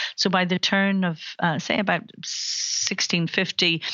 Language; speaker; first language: English; native; English